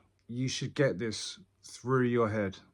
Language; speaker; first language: English; native; English